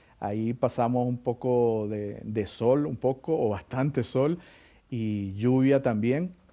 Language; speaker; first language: Spanish; native; Spanish